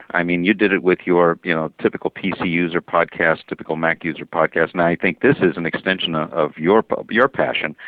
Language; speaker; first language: English; non-native, fluent; Spanish